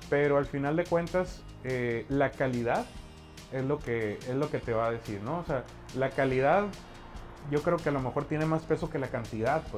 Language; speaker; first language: Spanish; native; Spanish